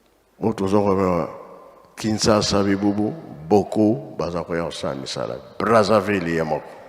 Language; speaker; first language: Lingala; non-native, local second language; Kongo